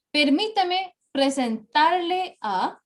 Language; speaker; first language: Spanish; non-native, fluent; Bangla